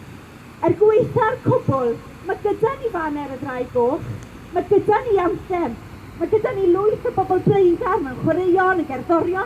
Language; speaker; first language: Welsh; native; Welsh